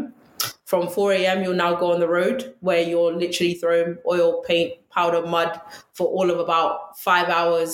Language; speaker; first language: English; native; English